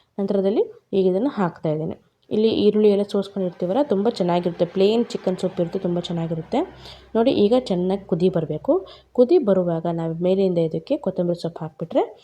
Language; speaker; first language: Kannada; native; Kannada